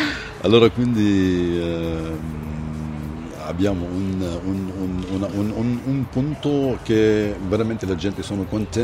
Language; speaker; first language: Italian; non-native, fluent; Arabic